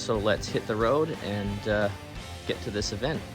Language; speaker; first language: English; native; English